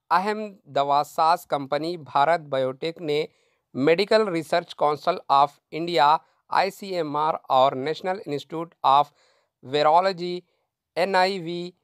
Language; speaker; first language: Urdu; native; Urdu